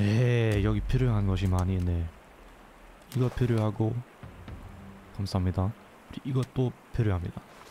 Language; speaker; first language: Korean; non-native, learner; German